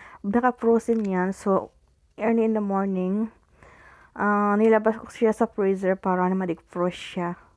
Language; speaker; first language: Filipino; non-native, local second language; Cebuano